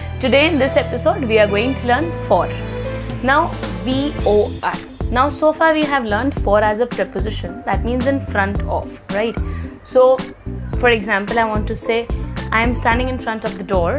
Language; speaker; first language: English; non-native, local second language; Hindi